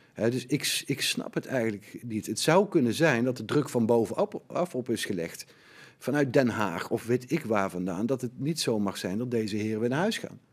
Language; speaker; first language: Dutch; native; Dutch